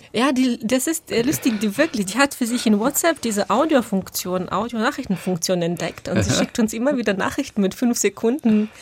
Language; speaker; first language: German; non-native, fluent; Ukrainian